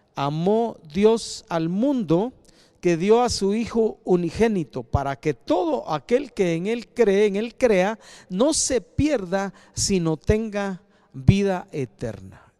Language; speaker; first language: Spanish; native; Spanish